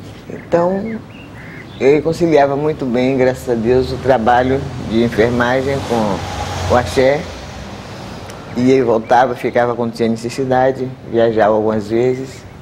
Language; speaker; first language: Portuguese; native; Portuguese